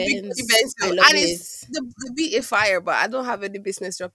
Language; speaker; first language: English; non-native, local second language; Igbo